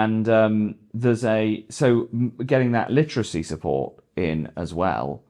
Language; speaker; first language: English; native; English